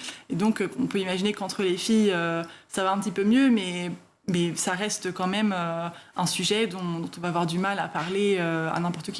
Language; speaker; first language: French; native; French